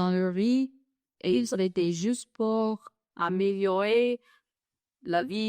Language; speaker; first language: French; non-native, fluent; English